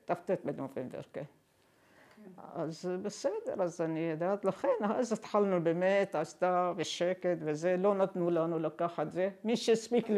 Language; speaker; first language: Hebrew; non-native, fluent; Arabic